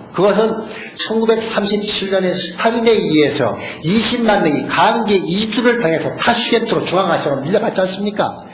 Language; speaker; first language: Korean; native; Korean